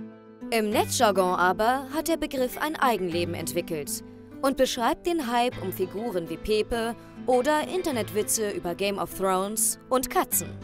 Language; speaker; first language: German; native; German